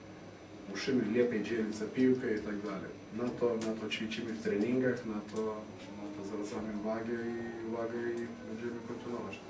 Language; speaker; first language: Polish; non-native, fluent; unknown